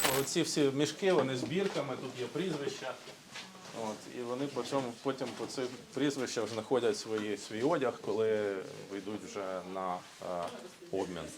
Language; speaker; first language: Ukrainian; native; Ukrainian